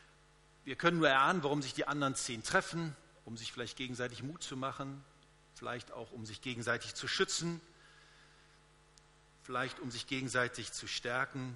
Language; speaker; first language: German; native; German